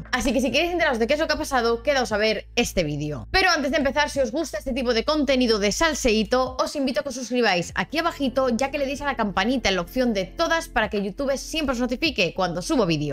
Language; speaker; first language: Spanish; native; Spanish